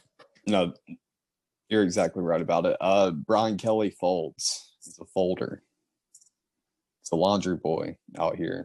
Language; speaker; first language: English; native; English